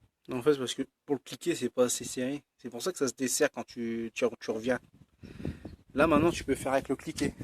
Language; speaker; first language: French; native; French